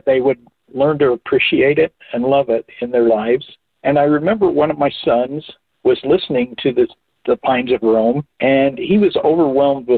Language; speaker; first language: English; non-native, local second language; German